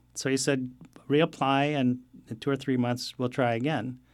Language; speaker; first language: English; non-native, fluent; Arabic